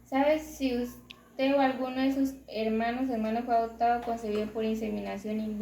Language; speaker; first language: Spanish; native; Spanish